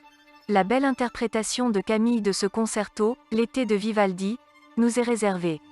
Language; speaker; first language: French; native; French